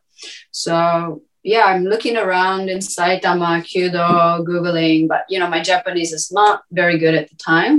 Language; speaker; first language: English; native; English